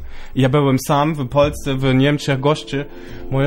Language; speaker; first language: Polish; non-native, local second language; German